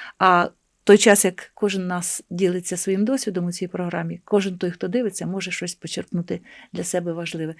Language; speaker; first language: Ukrainian; native; Ukrainian